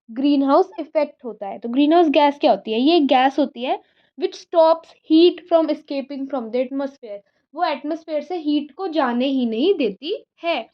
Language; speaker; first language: Hindi; native; Hindi